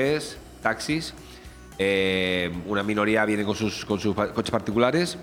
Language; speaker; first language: Spanish; native; Spanish